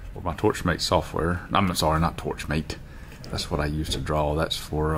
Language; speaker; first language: English; native; English